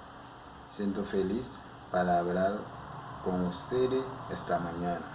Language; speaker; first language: Spanish; non-native, learner; Haitian Creole